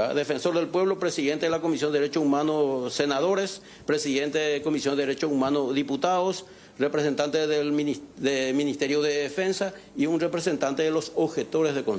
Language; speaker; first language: Spanish; native; Spanish